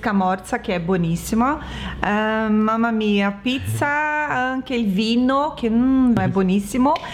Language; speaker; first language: Italian; non-native, learner; Portuguese